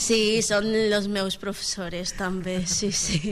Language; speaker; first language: Catalan; non-native, learner; Spanish